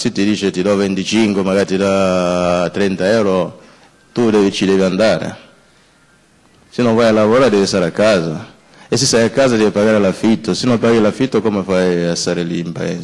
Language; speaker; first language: Italian; non-native, fluent; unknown